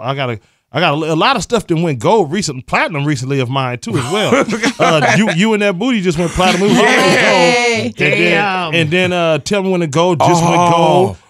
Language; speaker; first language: English; native; English